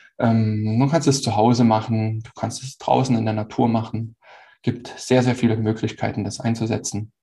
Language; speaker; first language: German; native; German